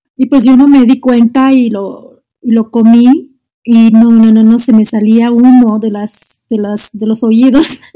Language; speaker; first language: Spanish; non-native, fluent; Arabic